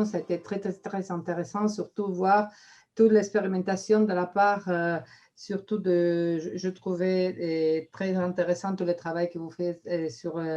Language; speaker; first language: French; non-native, fluent; Spanish